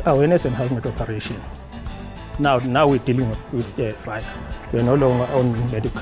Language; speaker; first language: English; non-native, local second language; Zulu